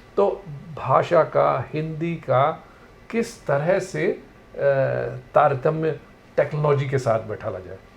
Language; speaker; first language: Hindi; native; Hindi